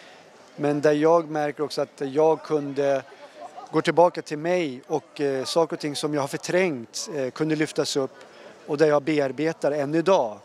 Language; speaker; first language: Swedish; early bilingual, other home language; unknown